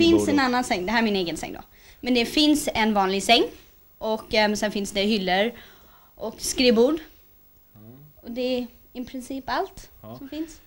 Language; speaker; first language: Swedish; early bilingual, heritage; Swedish